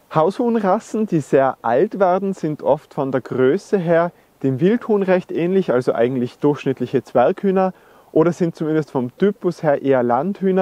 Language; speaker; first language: German; native; German